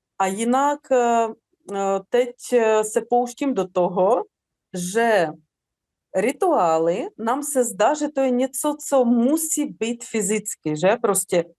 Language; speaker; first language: Czech; non-native, fluent; Ukrainian